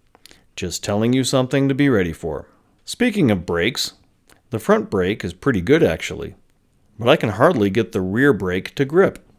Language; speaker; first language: English; native; English